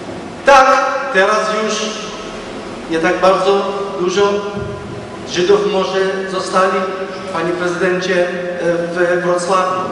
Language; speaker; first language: Polish; early bilingual, heritage; Polish